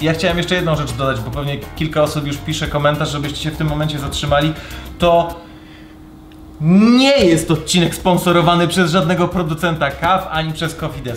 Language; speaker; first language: Polish; native; Polish